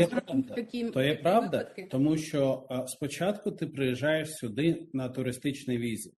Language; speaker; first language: Ukrainian; non-native, local second language; Russian